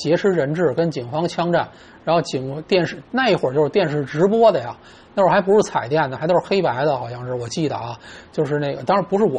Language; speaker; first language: Chinese; native; Chinese